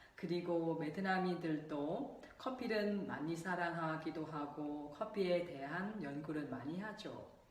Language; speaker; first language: Korean; non-native, local second language; Vietnamese